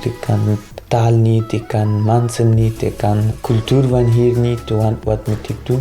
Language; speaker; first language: Dutch; non-native, learner; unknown